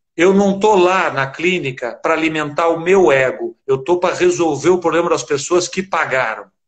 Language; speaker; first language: Portuguese; native; Portuguese